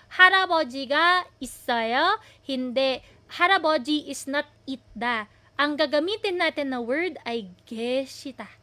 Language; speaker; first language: Filipino; native; Filipino